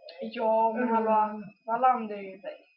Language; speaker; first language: Swedish; native; Swedish